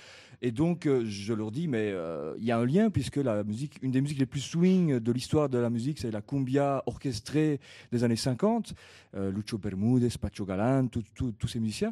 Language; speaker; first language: French; native; French